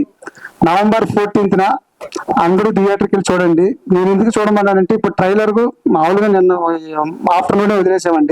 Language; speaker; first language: Telugu; native; Telugu